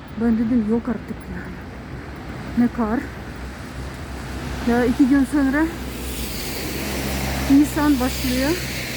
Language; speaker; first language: Turkish; non-native, fluent; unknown